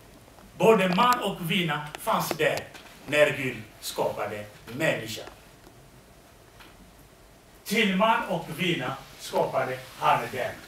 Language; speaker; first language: Swedish; non-native, fluent; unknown